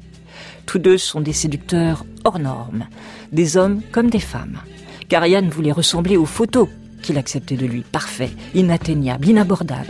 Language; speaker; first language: French; native; French